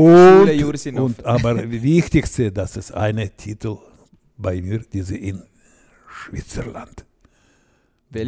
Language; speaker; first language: German; non-native, learner; Russian